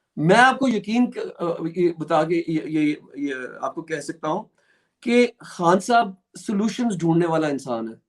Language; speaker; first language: Urdu; native; Urdu